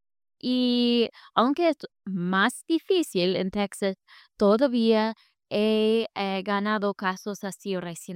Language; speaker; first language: Spanish; non-native, fluent; English